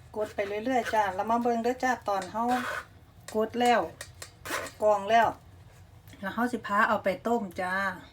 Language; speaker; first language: Thai; native; Thai